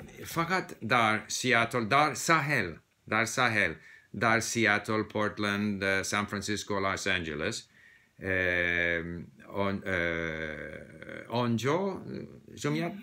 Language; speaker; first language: Persian; non-native, learner; English